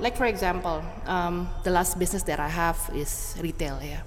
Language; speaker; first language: English; early bilingual, other home language; Indonesian